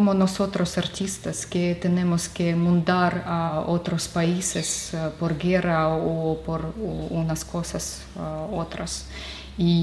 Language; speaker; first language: Spanish; non-native, fluent; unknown